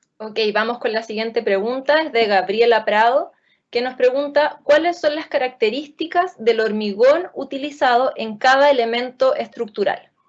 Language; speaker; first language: Spanish; native; Spanish